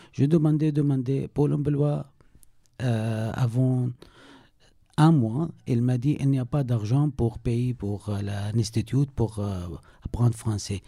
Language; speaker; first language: French; non-native, learner; Arabic